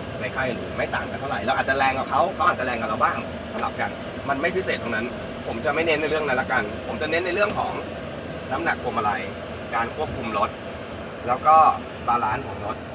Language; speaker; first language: Thai; native; Thai